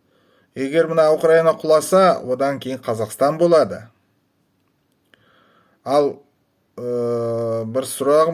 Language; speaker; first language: Kazakh; non-native, local second language; Russian